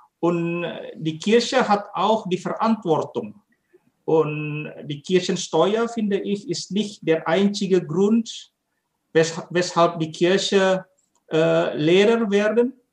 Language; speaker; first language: German; non-native, fluent; Indonesian